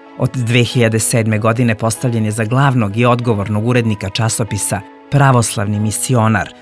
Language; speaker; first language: Serbian; native; Serbian